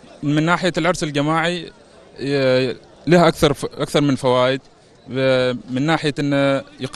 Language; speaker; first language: Arabic; native; Arabic